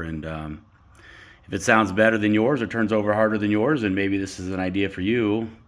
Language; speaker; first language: English; native; English